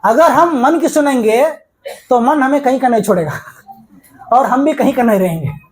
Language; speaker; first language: Hindi; non-native, local second language; Kannada